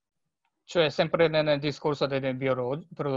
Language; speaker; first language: Italian; non-native, learner; Japanese